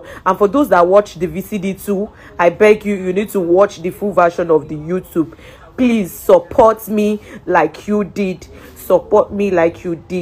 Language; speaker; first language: English; non-native, local second language; Yoruba